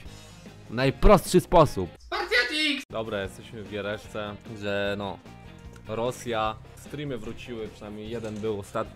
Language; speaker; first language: Polish; native; Polish